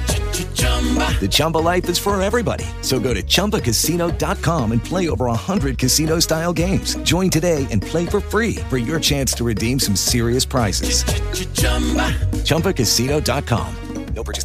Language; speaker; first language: English; non-native, fluent; Ukrainian